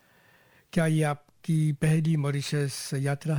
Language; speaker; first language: Hindi; native; Hindi